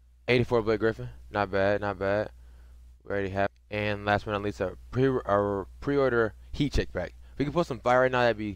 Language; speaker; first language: English; native; English